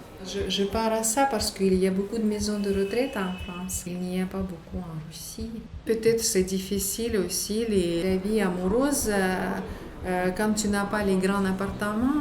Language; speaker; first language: French; non-native, learner; Russian